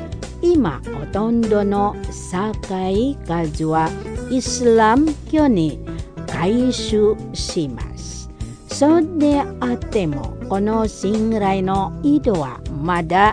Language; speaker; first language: Japanese; non-native, learner; Indonesian